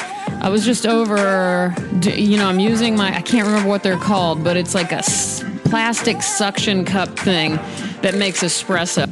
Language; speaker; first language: English; native; English